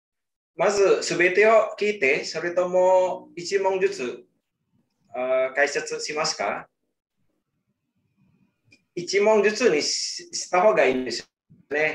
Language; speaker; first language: Japanese; non-native, learner; Indonesian